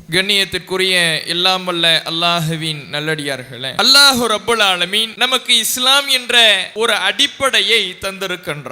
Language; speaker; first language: Tamil; native; Tamil